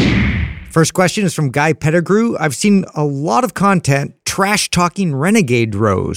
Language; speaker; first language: English; native; English